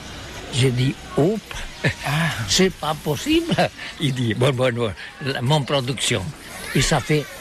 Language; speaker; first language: French; non-native, learner; Catalan